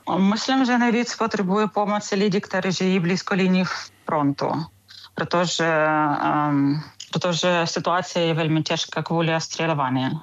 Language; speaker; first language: Czech; non-native, fluent; Ukrainian